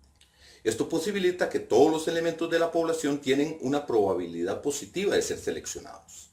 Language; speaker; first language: Spanish; native; Spanish